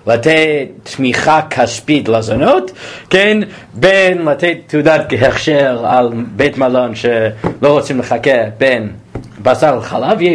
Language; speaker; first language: Hebrew; non-native, fluent; English